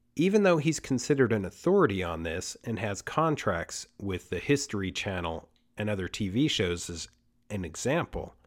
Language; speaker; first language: English; early bilingual, other home language; Spanish